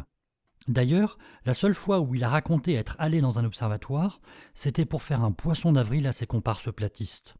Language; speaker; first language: French; native; French